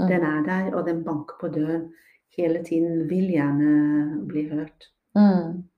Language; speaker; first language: Norwegian; non-native, fluent; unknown